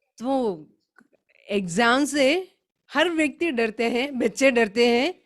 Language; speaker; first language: Hindi; non-native, local second language; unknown